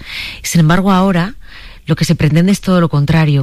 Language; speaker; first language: Spanish; native; Spanish